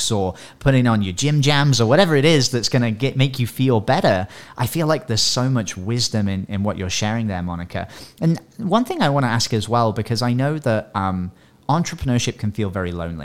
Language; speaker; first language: English; native; English